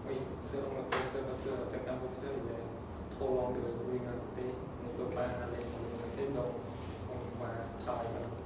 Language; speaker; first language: French; non-native, learner; Khmer